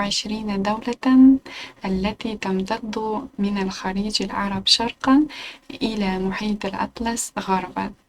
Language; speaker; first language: Arabic; non-native, local second language; Uzbek